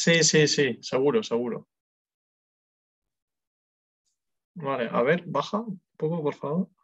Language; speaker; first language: Spanish; non-native, learner; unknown